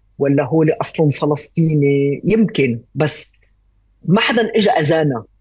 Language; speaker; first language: Arabic; native; Arabic